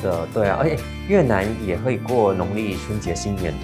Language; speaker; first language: Chinese; native; Chinese